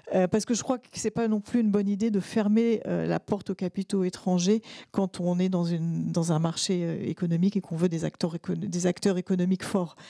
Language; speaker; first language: French; native; French